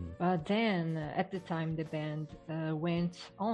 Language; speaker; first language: English; non-native, fluent; Portuguese